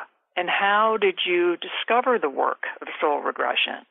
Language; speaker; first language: English; native; English